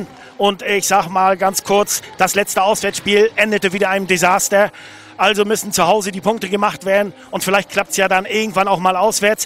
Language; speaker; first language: German; native; German